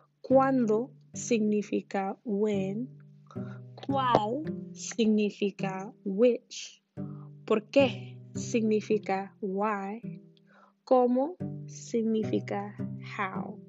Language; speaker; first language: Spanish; non-native, fluent; English